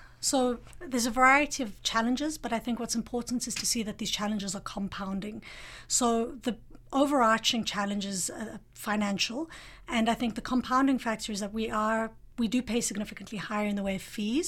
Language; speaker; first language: English; native; English